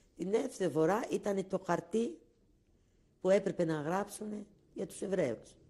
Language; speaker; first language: Greek; non-native, local second language; Ladino